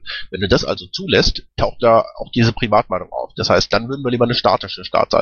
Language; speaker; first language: German; native; German